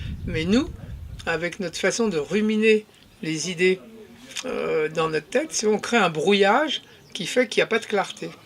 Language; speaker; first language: French; native; French